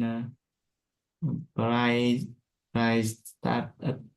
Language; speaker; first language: English; non-native, learner; Vietnamese